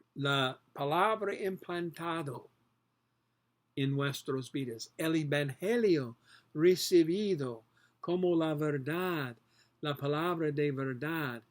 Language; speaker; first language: Spanish; non-native, learner; English